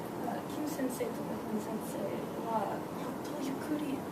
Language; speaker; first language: Japanese; non-native, learner; English